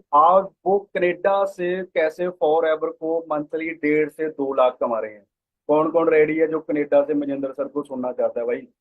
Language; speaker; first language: Hindi; native; Hindi